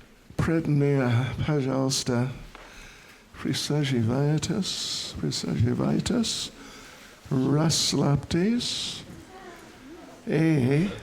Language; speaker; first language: Russian; non-native, learner; English